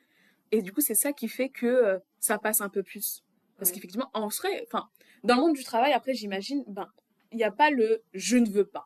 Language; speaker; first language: French; native; French